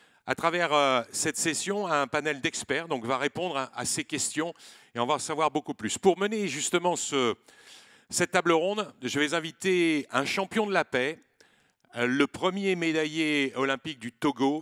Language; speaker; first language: French; native; French